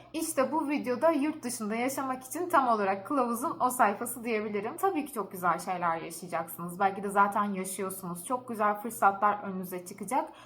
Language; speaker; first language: Turkish; native; Turkish